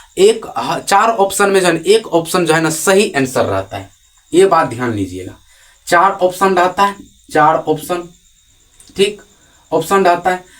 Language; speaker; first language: Hindi; native; Hindi